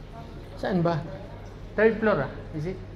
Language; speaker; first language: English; non-native, local second language; Filipino